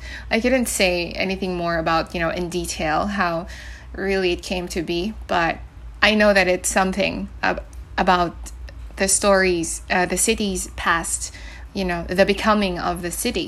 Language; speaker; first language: English; non-native, local second language; Cebuano